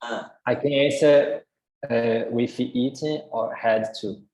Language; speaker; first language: English; non-native, learner; Portuguese